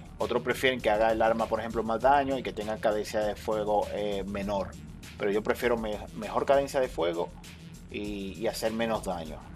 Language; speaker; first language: Spanish; native; Spanish